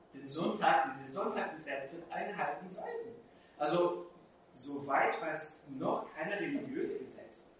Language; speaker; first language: German; non-native, fluent; Portuguese